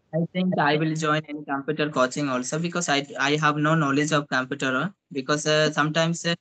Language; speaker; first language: English; non-native, local second language; Odia